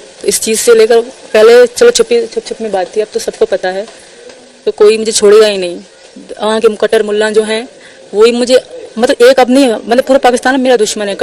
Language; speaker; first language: Urdu; non-native, local second language; Sindhi